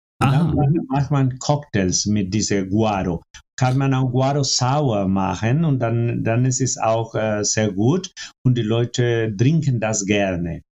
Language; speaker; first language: German; non-native, fluent; Spanish